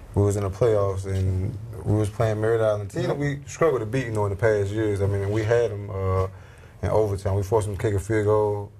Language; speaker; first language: English; native; English